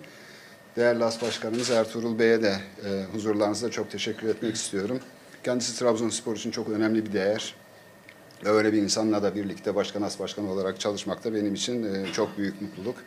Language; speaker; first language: Turkish; native; Turkish